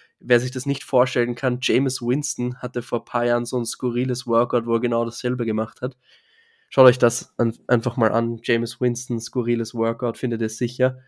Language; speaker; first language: German; native; German